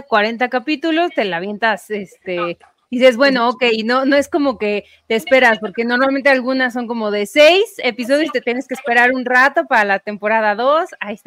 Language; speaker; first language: Spanish; native; Spanish